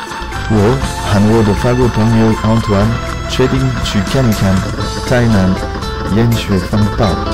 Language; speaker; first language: Chinese; non-native, learner; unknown